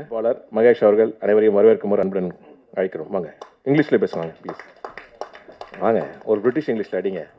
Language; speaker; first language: Tamil; native; Tamil